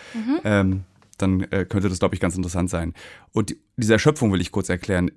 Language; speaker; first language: German; native; German